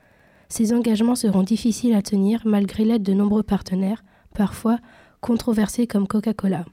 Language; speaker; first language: French; native; French